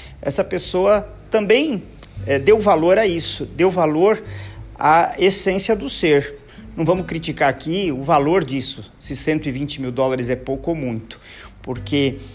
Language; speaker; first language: Portuguese; native; Portuguese